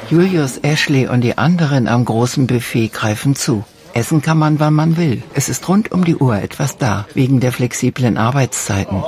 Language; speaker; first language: German; native; German